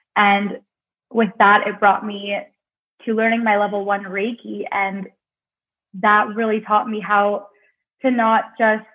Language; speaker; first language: English; native; English